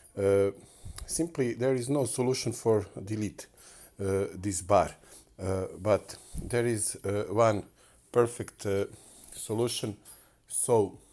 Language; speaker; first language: English; non-native, learner; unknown